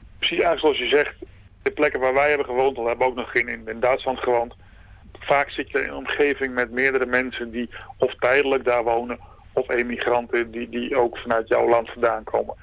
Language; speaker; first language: Dutch; native; Dutch